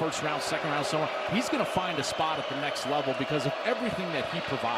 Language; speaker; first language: English; native; English